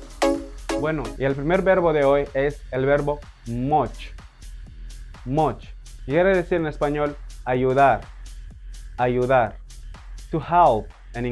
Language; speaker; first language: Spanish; non-native, fluent; Portuguese